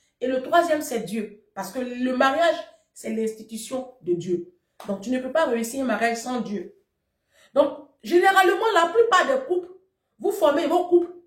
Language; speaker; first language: French; native; French